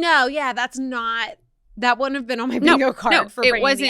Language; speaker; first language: English; native; English